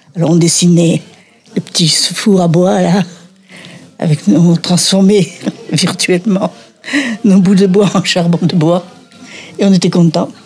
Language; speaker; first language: French; native; French